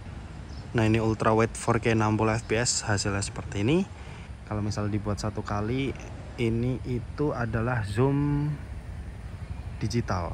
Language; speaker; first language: Indonesian; native; Indonesian